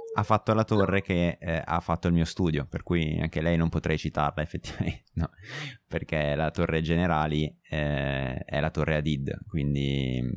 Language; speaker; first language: Italian; native; Italian